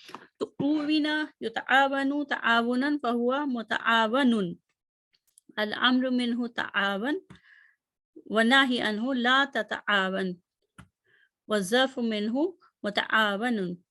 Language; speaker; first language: Arabic; non-native, fluent; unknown